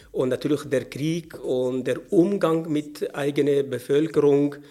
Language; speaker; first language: German; non-native, fluent; Arabic